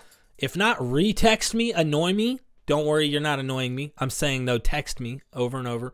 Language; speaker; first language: English; native; English